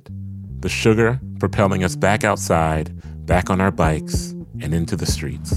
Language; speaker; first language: English; native; English